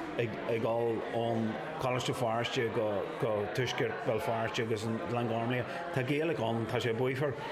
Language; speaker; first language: Irish; non-native, local second language; English